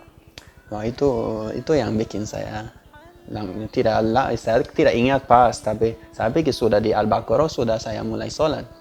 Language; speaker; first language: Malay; non-native, fluent; Swedish